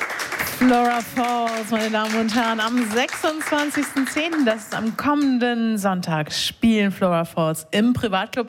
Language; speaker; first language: German; native; German